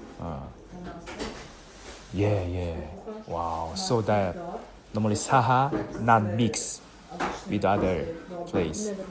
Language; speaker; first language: English; non-native, learner; Korean